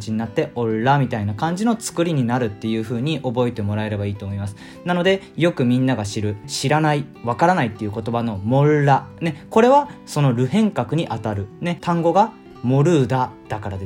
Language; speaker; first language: Japanese; native; Japanese